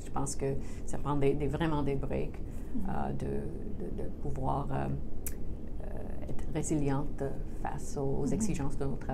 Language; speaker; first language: French; non-native, local second language; English